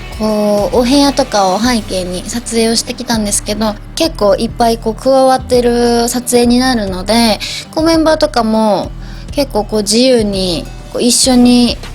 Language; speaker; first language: Japanese; native; Japanese